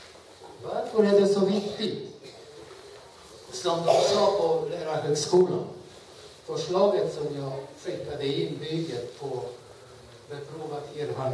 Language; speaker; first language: Swedish; non-native, fluent; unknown